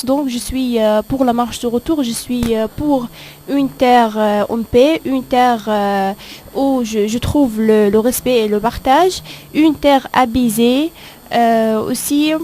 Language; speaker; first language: French; non-native, fluent; Arabic